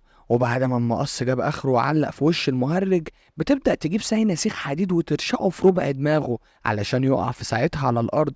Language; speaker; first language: Arabic; native; Arabic